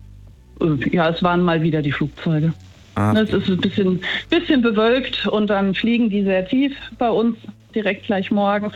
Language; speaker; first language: German; native; German